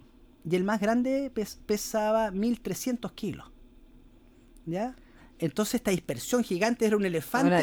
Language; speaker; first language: Spanish; native; Spanish